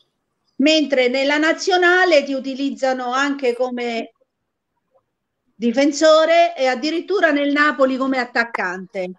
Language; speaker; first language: Italian; native; Italian